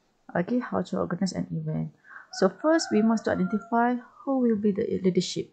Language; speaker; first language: English; non-native, local second language; Malay